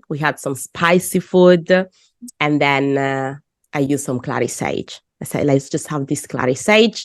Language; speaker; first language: English; non-native, fluent; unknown